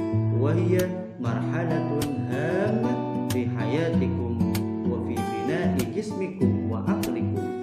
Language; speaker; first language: Arabic; non-native, fluent; Indonesian